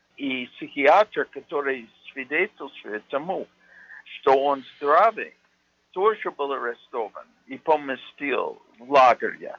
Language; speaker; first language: Russian; non-native, fluent; English